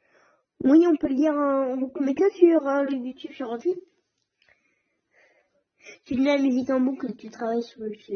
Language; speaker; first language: French; native; French